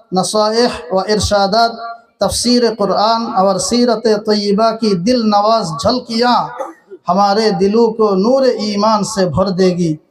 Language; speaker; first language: Urdu; non-native, fluent; Bangla